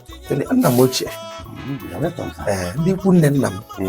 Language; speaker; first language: Igbo; native; Igbo